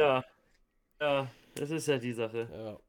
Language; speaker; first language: German; native; German